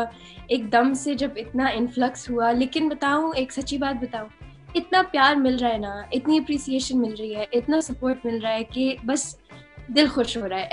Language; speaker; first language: Hindi; native; Hindi